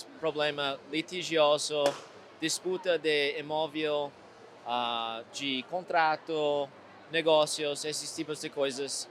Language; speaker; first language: Portuguese; non-native, fluent; English